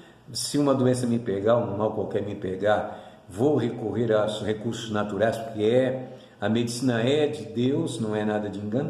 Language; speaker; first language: Portuguese; native; Portuguese